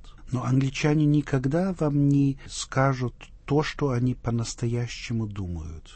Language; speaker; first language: Russian; non-native, fluent; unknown